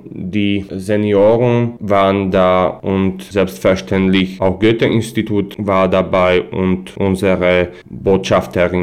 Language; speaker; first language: German; non-native, fluent; Slovak